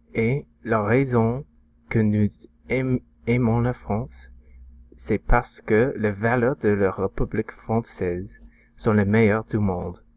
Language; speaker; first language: French; non-native, learner; English